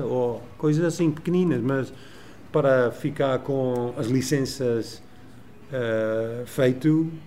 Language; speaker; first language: Portuguese; non-native, learner; Dutch